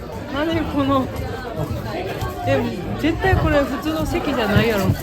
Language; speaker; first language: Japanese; non-native, fluent; Korean